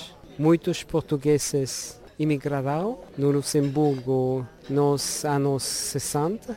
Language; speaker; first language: Portuguese; non-native, learner; Luxembourgish